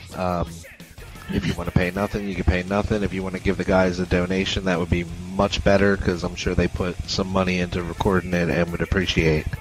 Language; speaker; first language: English; native; English